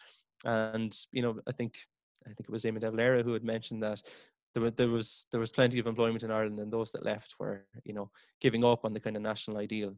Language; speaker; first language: English; native; English